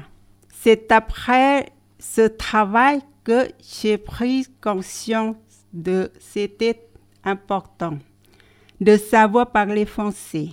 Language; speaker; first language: French; non-native, learner; Thai